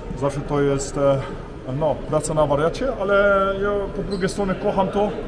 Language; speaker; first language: Polish; early bilingual, heritage; Polish